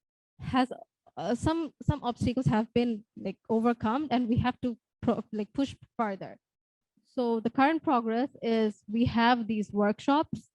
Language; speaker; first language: English; non-native, local second language; Bangla